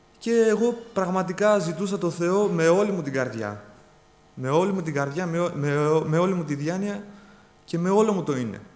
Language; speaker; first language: Greek; early bilingual, other home language; Bulgarian